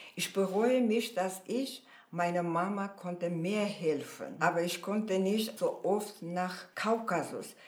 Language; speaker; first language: German; non-native, fluent; Armenian